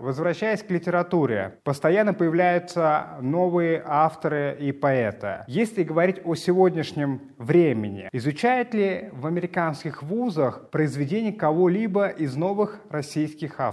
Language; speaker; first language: Russian; native; Russian